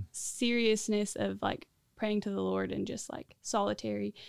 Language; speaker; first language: English; native; English